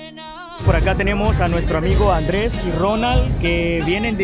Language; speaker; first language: Spanish; native; Spanish